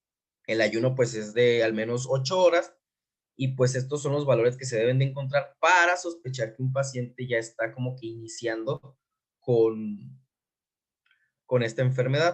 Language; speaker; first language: Spanish; native; Spanish